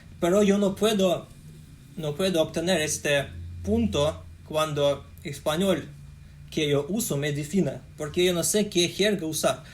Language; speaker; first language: Spanish; non-native, learner; Russian